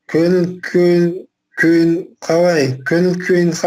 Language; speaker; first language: Kazakh; non-native, local second language; Russian